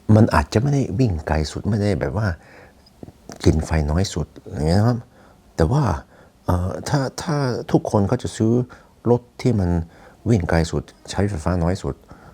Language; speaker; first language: Thai; non-native, fluent; Norwegian